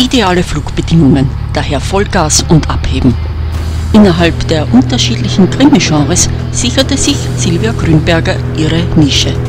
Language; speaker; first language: German; native; German